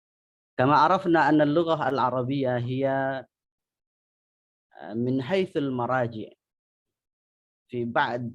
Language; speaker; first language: Arabic; non-native, fluent; Indonesian